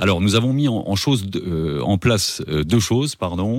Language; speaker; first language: French; native; French